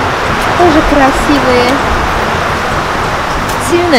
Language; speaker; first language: Russian; non-native, fluent; Armenian